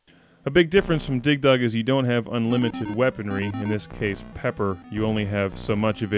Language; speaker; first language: English; native; English